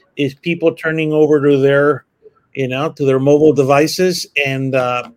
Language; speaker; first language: English; early bilingual, other home language; Spanish